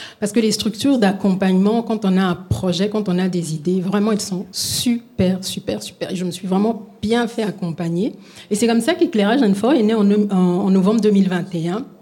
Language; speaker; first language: French; non-native, local second language; Lingala